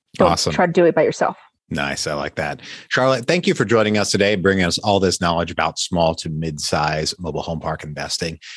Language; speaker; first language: English; non-native, fluent; Chinese